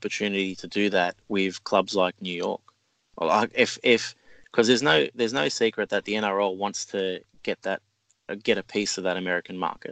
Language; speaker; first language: English; native; English